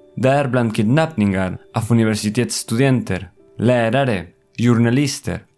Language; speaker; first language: Swedish; non-native, fluent; Spanish